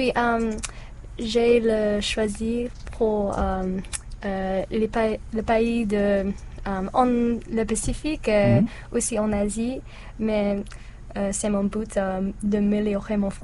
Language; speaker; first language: French; non-native, learner; English